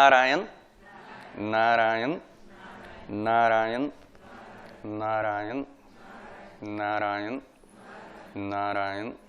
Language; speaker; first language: Russian; non-native, learner; Hindi